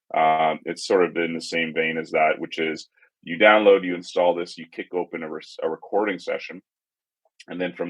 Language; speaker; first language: English; native; English